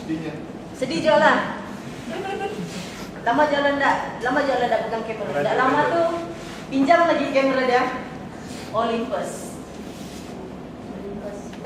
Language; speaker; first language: Malay; native; Malay